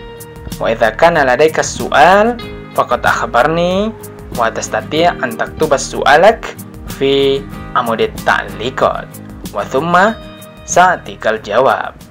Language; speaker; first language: Arabic; non-native, learner; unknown